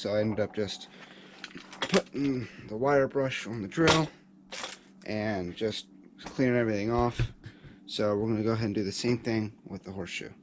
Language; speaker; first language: English; native; English